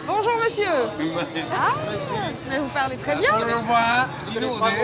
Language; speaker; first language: French; native; French